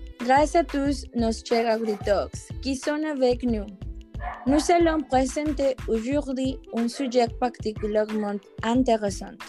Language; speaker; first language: French; non-native, learner; Spanish